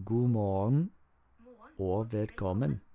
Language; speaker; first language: Norwegian; non-native, learner; English